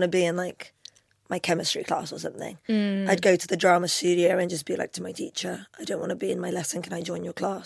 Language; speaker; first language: English; non-native, local second language; Albanian